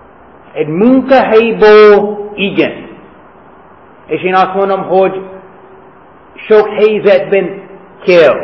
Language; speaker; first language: Hungarian; non-native, fluent; English